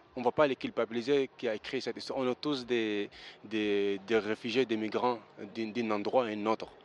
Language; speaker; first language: French; early bilingual, other home language; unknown